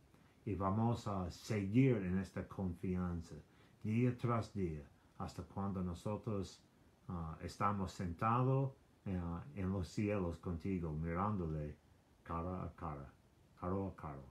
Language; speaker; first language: Spanish; non-native, learner; English